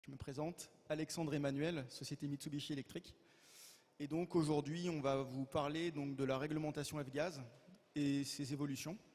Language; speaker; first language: French; native; French